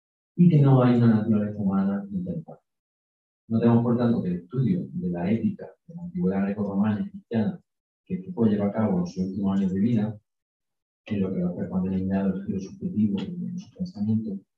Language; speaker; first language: Spanish; native; Spanish